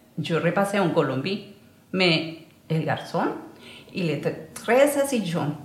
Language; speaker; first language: French; non-native, learner; Spanish